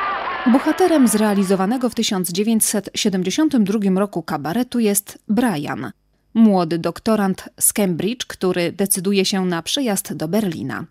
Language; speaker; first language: Polish; native; Polish